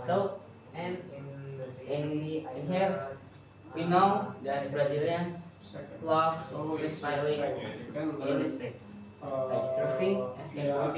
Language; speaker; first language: English; non-native, learner; Indonesian